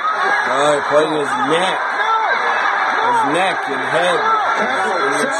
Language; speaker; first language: English; native; English